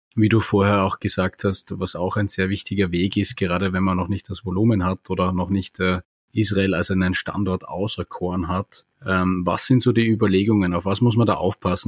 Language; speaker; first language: German; native; German